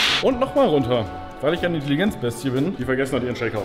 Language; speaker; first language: German; native; German